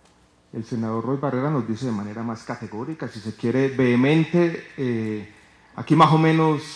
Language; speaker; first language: Spanish; native; Spanish